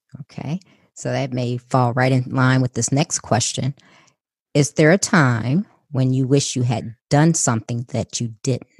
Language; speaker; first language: English; native; English